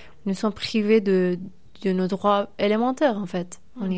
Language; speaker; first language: French; non-native, fluent; Persian